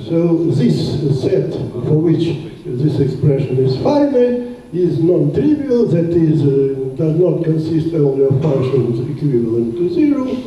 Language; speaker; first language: English; non-native, fluent; Russian